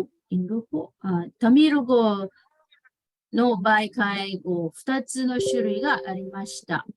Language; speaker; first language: Japanese; non-native, fluent; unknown